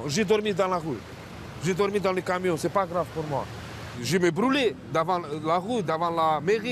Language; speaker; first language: French; non-native, learner; Romanian